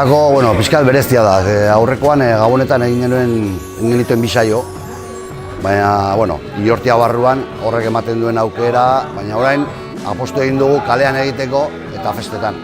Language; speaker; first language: Basque; non-native, local second language; Spanish